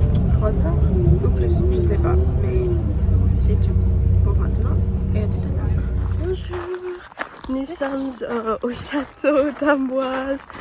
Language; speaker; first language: French; non-native, learner; English